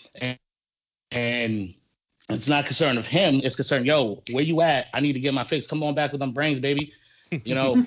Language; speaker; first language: English; native; English